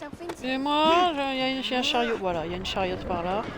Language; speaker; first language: French; native; French